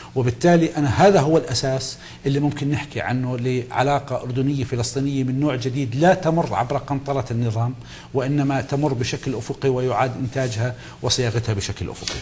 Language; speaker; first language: Arabic; native; Arabic